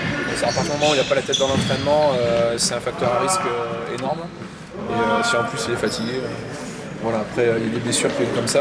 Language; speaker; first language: French; native; French